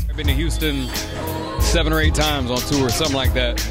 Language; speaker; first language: English; native; English